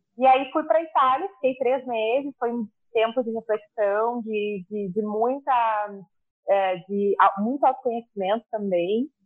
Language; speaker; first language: Portuguese; native; Portuguese